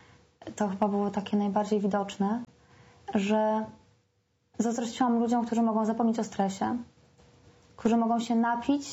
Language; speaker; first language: Polish; native; Polish